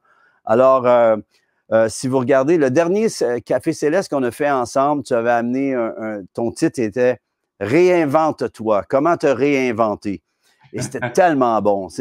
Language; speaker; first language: French; native; French